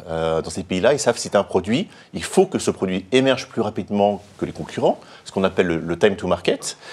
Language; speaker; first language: French; native; French